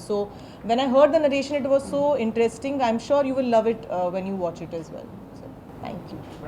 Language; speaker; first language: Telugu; non-native, learner; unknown